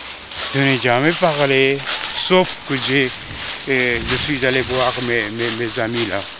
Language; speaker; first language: French; non-native, fluent; Korean